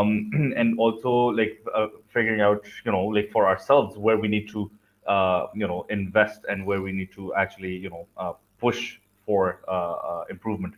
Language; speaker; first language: English; non-native, local second language; Urdu